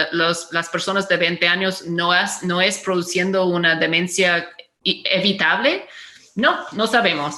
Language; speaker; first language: Spanish; non-native, fluent; English